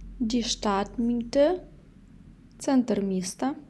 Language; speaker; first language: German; non-native, fluent; Ukrainian